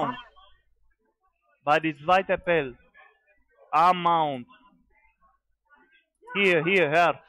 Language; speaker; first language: German; non-native, fluent; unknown